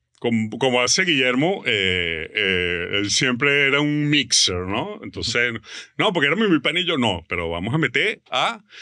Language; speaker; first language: Spanish; native; Spanish